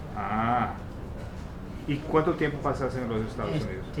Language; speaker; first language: Spanish; non-native, fluent; Portuguese